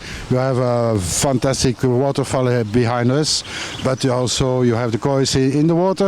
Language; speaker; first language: English; non-native, fluent; French